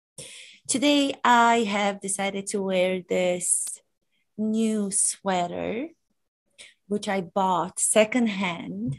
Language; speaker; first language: English; non-native, fluent; Romanian